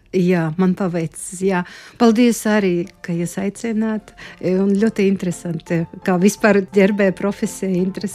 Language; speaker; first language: Latvian; non-native, local second language; Russian